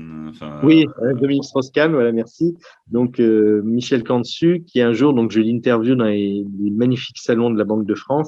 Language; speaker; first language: French; native; French